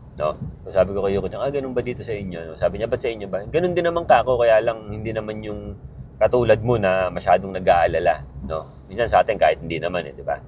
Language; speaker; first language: Filipino; native; Filipino